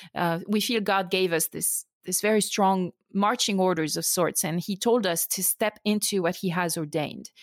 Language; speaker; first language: English; non-native, fluent; French